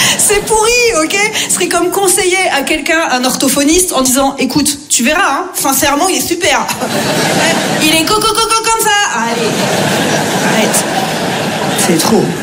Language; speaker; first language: French; native; French